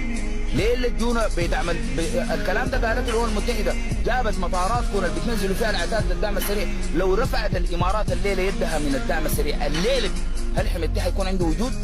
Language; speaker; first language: Arabic; native; Arabic